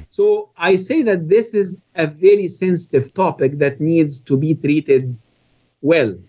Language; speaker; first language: English; non-native, fluent; Arabic